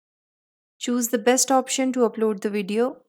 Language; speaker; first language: English; non-native, local second language; Hindi